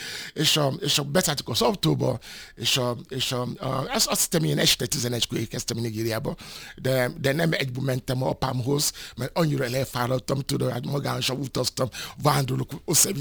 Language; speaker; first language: Hungarian; non-native, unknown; Yoruba